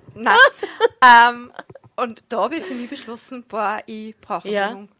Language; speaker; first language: German; native; German